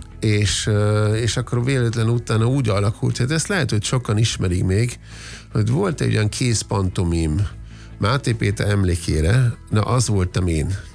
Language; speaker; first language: Hungarian; non-native, fluent; German